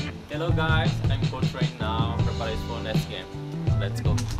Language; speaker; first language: English; non-native, learner; Portuguese